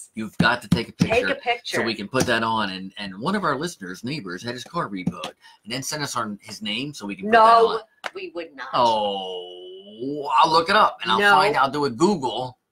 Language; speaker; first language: English; native; English